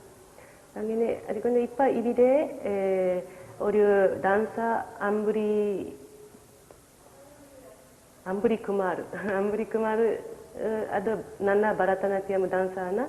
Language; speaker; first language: Malayalam; non-native, learner; Japanese